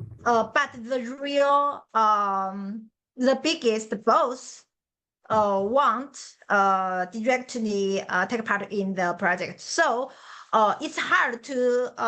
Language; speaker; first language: English; non-native, learner; Chinese